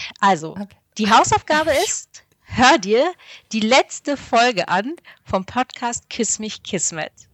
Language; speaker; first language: German; early bilingual, other home language; Arabic